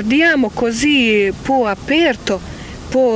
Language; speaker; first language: Italian; non-native, learner; Croatian